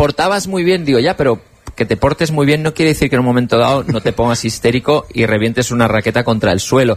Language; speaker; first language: Spanish; native; Spanish